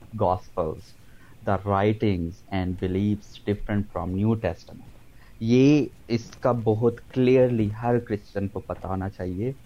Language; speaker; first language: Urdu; non-native, local second language; Punjabi